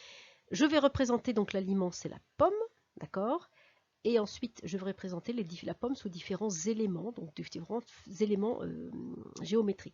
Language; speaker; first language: French; native; French